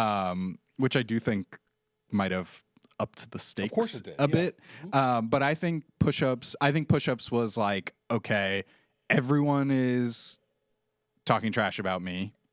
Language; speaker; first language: English; native; English